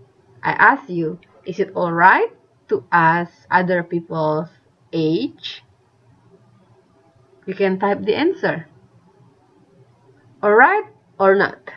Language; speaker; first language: English; non-native, fluent; Indonesian